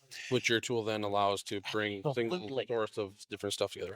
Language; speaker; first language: English; native; English